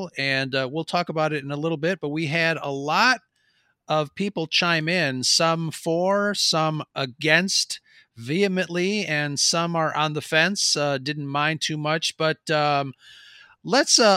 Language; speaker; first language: English; non-native, fluent; Spanish